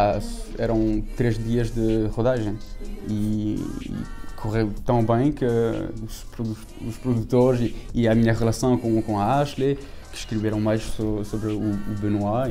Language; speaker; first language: Portuguese; early bilingual, heritage; French